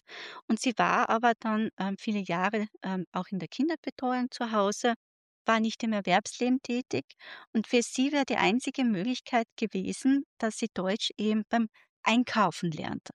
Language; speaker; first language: German; native; German